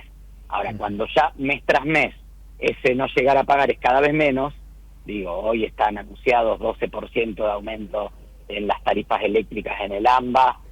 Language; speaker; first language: Spanish; native; Spanish